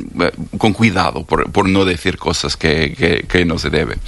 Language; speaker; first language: Spanish; non-native, fluent; English